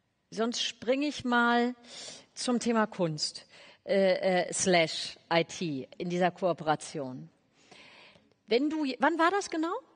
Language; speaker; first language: German; native; German